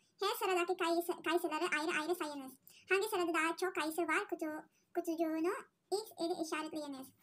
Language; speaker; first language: Turkish; native; Turkish